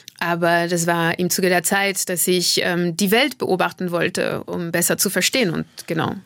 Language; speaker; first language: German; non-native, fluent; French